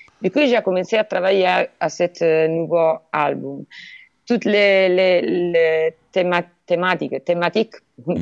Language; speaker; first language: French; non-native, learner; Italian